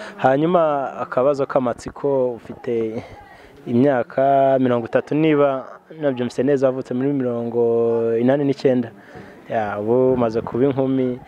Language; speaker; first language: Kinyarwanda; native; Kinyarwanda